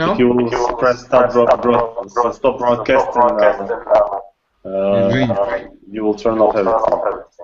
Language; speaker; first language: English; non-native, learner; Russian